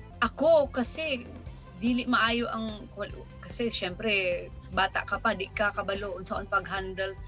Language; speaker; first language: Cebuano; non-native, local second language; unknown